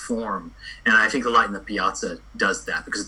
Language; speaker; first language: English; native; English